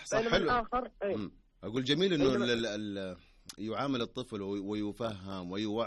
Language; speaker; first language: Arabic; native; Arabic